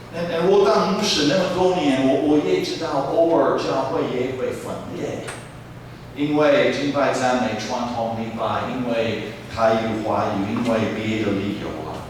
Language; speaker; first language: Chinese; non-native, fluent; English